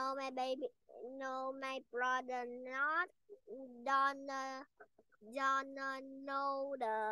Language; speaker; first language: English; non-native, learner; Vietnamese